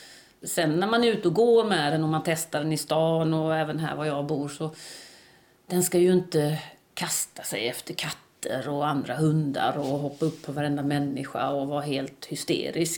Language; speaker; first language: Swedish; native; Swedish